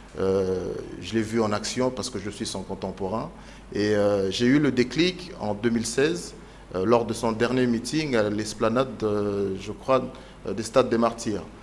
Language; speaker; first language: French; non-native, local second language; Lingala